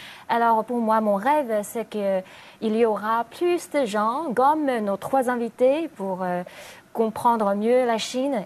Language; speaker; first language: French; non-native, fluent; Chinese